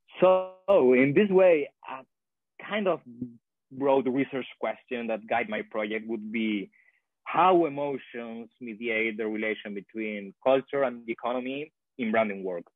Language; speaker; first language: English; non-native, fluent; Spanish